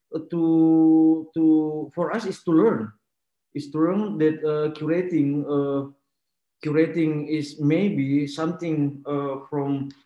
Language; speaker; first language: English; non-native, fluent; Indonesian